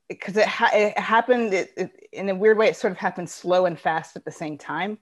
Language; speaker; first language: English; early bilingual, other home language; Ganda